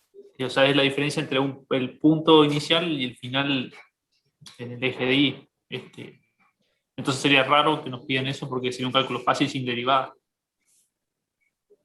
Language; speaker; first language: Spanish; native; Spanish